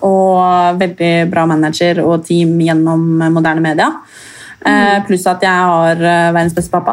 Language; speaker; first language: Norwegian; native; Norwegian